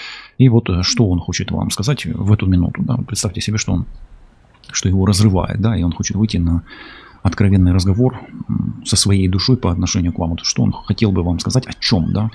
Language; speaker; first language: Russian; non-native, local second language; Ukrainian